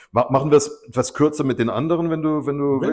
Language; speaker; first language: German; non-native, fluent; French